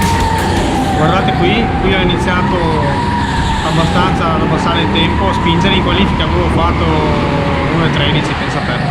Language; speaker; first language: Italian; native; Italian